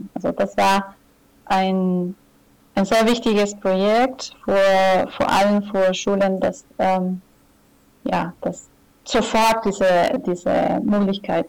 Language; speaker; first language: German; non-native, fluent; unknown